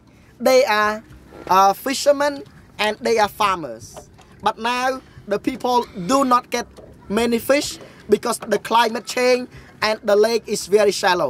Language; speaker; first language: English; non-native, fluent; Khmer